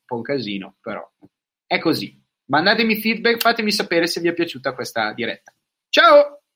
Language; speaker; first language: Italian; native; Italian